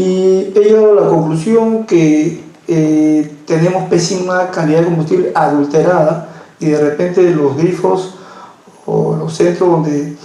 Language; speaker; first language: Spanish; native; Spanish